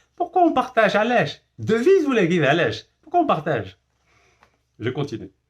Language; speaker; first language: French; non-native, local second language; Arabic